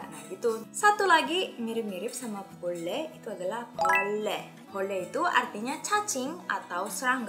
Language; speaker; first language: Indonesian; non-native, fluent; Korean